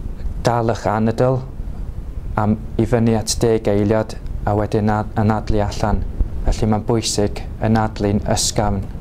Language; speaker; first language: Welsh; non-native, local second language; English